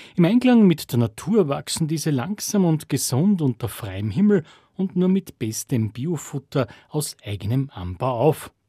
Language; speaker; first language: German; native; German